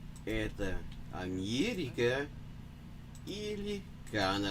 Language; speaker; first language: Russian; non-native, fluent; English